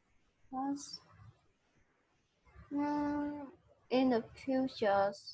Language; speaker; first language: English; non-native, learner; Vietnamese